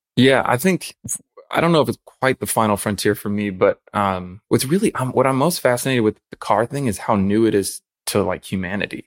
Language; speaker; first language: English; native; English